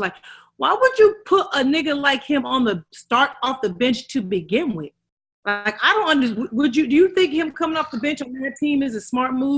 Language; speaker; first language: English; native; English